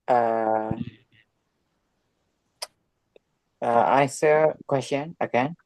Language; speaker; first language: English; non-native, learner; Burmese